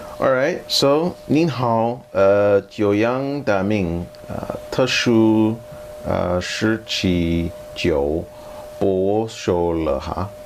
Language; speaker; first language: Chinese; non-native, learner; English